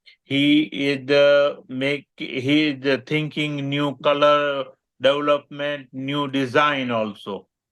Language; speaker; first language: English; non-native, learner; Gujarati